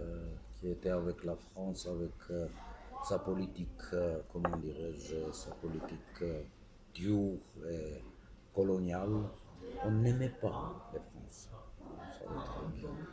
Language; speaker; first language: French; non-native, fluent; Armenian